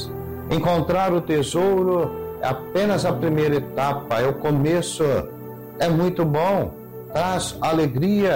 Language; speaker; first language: Portuguese; native; Portuguese